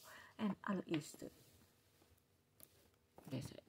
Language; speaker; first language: Dutch; non-native, learner; Indonesian